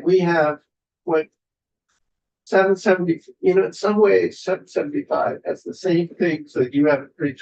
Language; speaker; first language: English; native; English